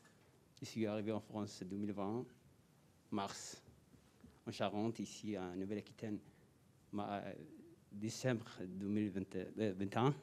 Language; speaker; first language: French; non-native, learner; Somali